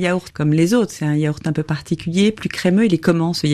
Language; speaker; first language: French; native; French